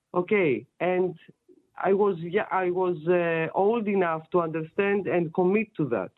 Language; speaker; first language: English; non-native, fluent; Greek